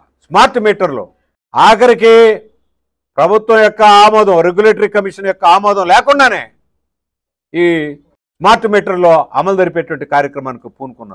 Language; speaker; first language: Telugu; native; Telugu